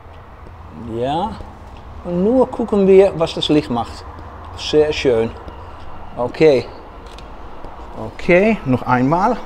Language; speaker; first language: German; non-native, learner; Dutch